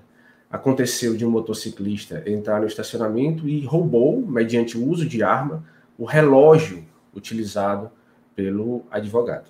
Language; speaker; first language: Portuguese; native; Portuguese